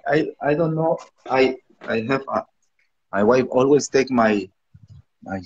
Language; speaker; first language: English; non-native, learner; Spanish